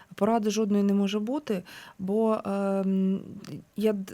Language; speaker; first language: Ukrainian; native; Ukrainian